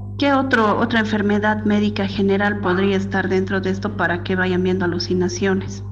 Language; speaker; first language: Spanish; native; Spanish